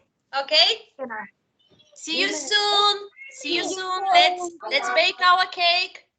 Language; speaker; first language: English; non-native, fluent; Spanish